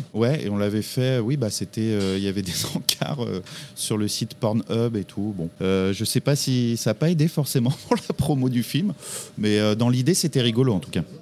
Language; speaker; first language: French; native; French